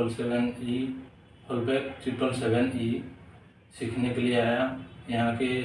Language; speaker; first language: Hindi; non-native, local second language; Odia